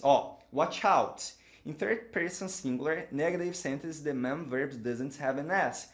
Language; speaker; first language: English; non-native, fluent; Portuguese